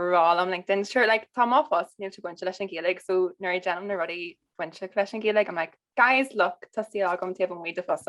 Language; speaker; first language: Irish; non-native, local second language; English